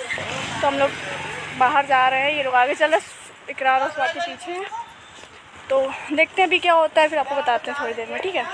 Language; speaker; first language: Hindi; native; Hindi